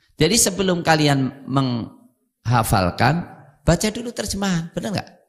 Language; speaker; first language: Indonesian; native; Indonesian